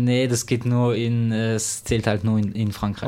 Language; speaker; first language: German; non-native, fluent; French